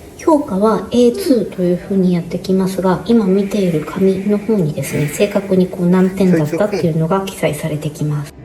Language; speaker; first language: Japanese; native; Japanese